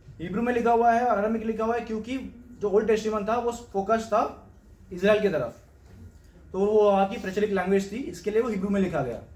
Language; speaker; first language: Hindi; non-native, local second language; Marathi